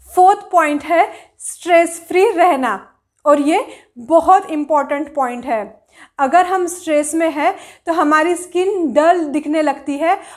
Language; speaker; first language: Hindi; non-native, local second language; Marathi